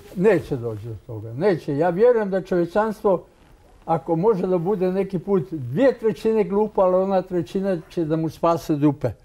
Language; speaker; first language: Croatian; native; Croatian